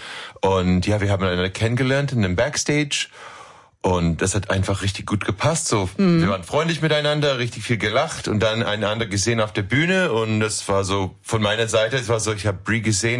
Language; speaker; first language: German; non-native, learner; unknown